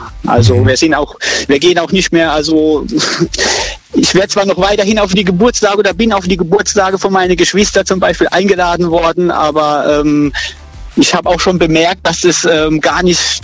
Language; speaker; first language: German; native; German